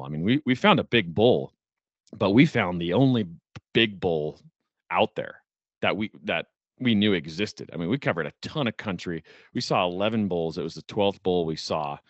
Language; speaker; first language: English; native; English